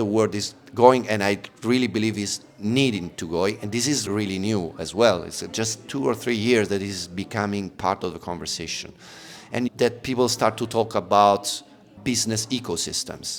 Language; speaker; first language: English; non-native, fluent; Italian